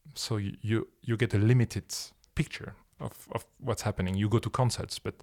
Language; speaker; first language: English; non-native, fluent; French